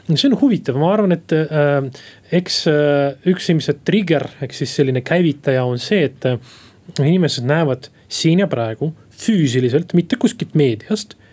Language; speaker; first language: Estonian; non-native, local second language; Russian